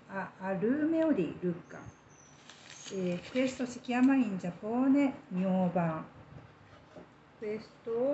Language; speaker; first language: Italian; non-native, learner; Japanese